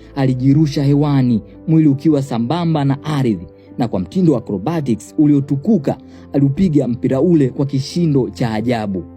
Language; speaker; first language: Swahili; native; Swahili